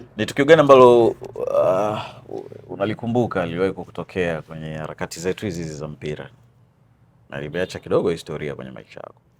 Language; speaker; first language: Swahili; native; Swahili